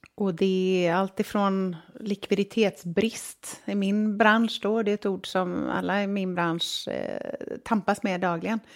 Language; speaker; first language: Swedish; native; Swedish